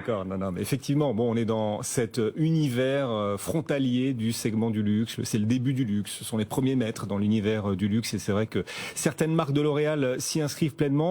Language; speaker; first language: French; native; French